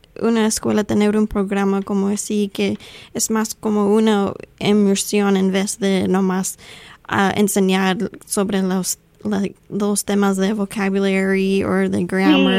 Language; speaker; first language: Spanish; early bilingual, heritage; Spanish